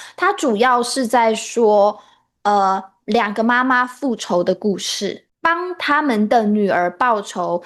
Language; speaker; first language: Chinese; native; Chinese